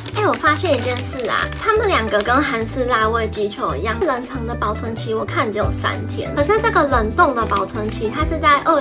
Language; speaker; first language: Chinese; native; Chinese